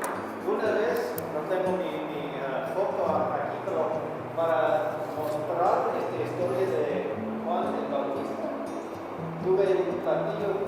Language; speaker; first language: Spanish; non-native, fluent; English